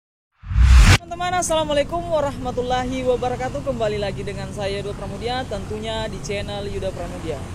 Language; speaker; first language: Indonesian; native; Indonesian